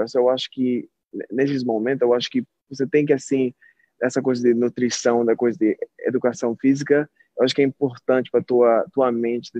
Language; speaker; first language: Portuguese; early bilingual, heritage; Portuguese